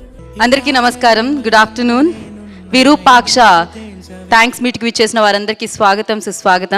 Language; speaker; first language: Telugu; native; Telugu